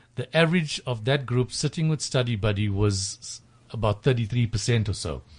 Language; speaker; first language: English; native; English